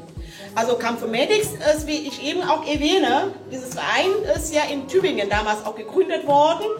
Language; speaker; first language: German; non-native, fluent; French